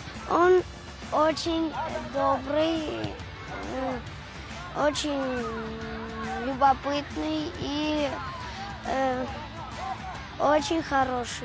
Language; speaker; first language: Russian; non-native, learner; Armenian